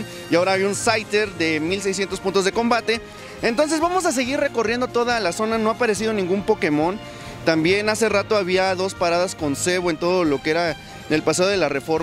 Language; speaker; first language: Spanish; native; Spanish